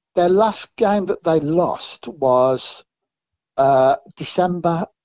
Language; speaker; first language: English; native; English